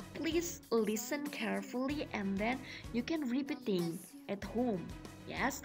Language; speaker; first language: English; non-native, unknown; Indonesian